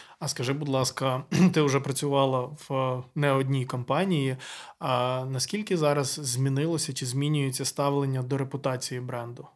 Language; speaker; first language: Ukrainian; native; Ukrainian